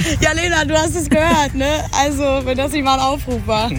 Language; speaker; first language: German; native; German